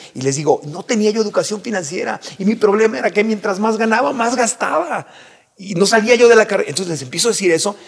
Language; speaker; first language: Spanish; native; Spanish